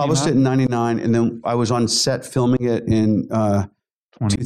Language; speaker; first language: English; native; English